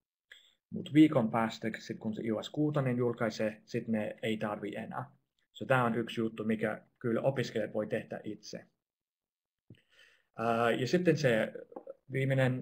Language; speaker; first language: Finnish; non-native, fluent; English